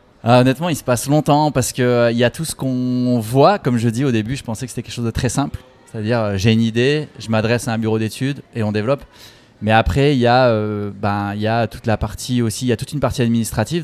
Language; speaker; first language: French; native; French